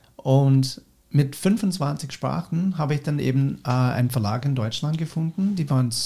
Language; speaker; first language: German; non-native, fluent; English